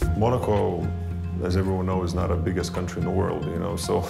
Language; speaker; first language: English; non-native, fluent; Lithuanian